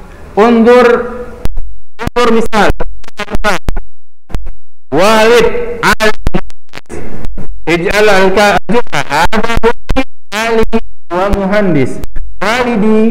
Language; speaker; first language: Arabic; non-native, fluent; Indonesian